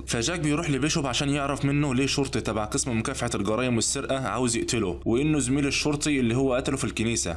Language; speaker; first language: Arabic; native; Arabic